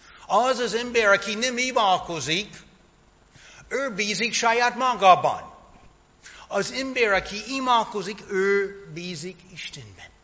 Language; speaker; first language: Hungarian; non-native, fluent; English